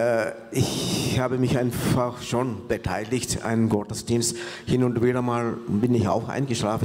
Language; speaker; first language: German; non-native, fluent; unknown